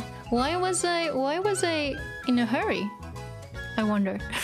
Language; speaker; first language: English; non-native, fluent; Japanese